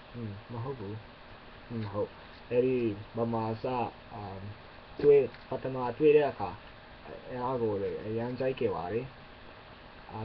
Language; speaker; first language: Burmese; non-native, learner; English